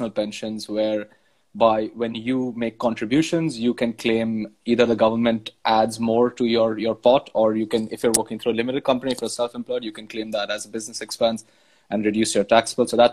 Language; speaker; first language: English; non-native, local second language; Hindi